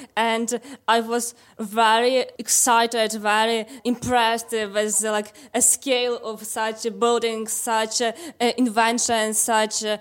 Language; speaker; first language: English; non-native, learner; Ukrainian